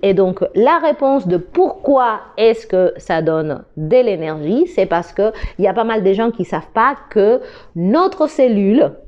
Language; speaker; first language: French; non-native, fluent; Spanish